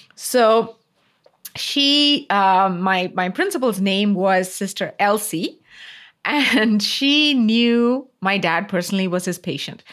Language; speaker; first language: English; non-native, local second language; Tamil